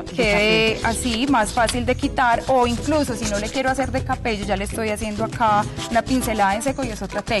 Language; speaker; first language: Spanish; native; Spanish